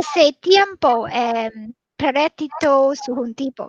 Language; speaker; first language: Spanish; non-native, learner; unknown